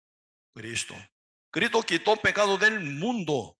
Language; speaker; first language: Spanish; non-native, learner; Korean